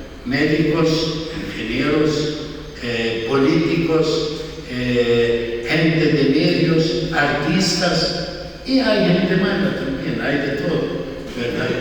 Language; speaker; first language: Spanish; non-native, fluent; Arabic